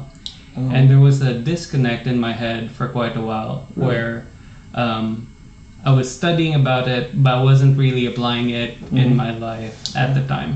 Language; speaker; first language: English; non-native, local second language; Filipino